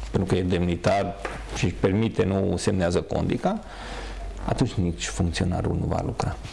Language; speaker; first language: Romanian; non-native, local second language; Hungarian